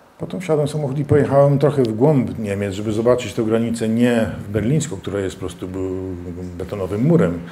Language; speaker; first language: Polish; early bilingual, heritage; Polish